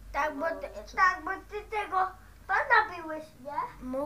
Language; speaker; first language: Polish; early bilingual, heritage; Dutch